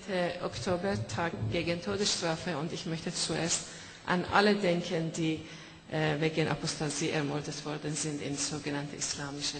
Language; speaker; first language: German; non-native, fluent; Persian